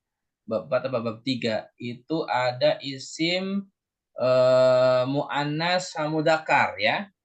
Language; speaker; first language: Indonesian; native; Indonesian